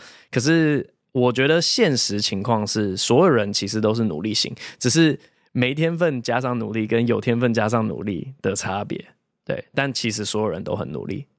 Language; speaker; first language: Chinese; native; Chinese